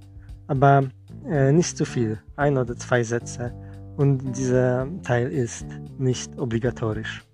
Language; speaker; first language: German; non-native, fluent; Polish